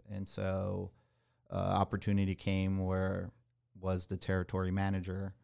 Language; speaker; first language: English; early bilingual, other home language; Spanish